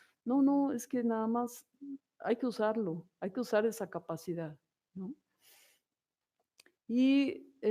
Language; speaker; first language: Spanish; native; Spanish